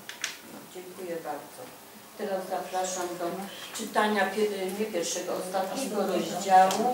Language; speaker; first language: Polish; native; Polish